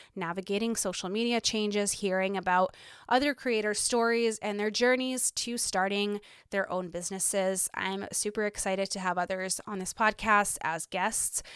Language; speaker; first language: English; early bilingual, other home language; Ukrainian